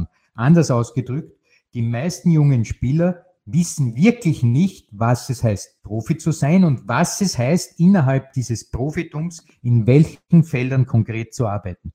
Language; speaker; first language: German; native; German